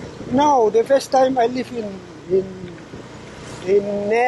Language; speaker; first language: English; non-native, learner; Indonesian